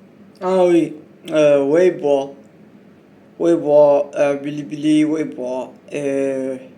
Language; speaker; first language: French; non-native, learner; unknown